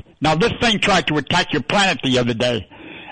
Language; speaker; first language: English; native; English